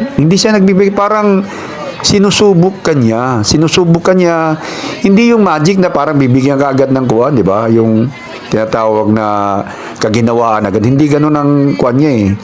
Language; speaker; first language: Filipino; non-native, local second language; Cebuano